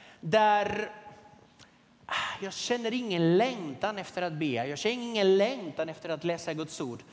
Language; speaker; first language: Swedish; non-native, fluent; Spanish